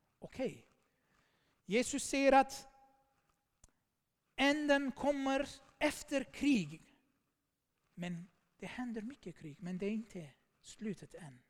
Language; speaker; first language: Swedish; non-native, fluent; Armenian